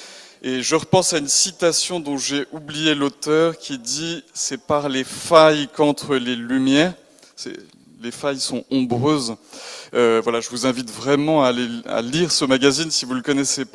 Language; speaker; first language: French; native; French